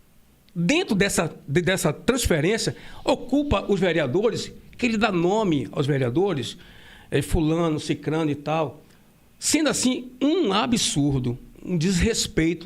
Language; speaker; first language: Portuguese; native; Portuguese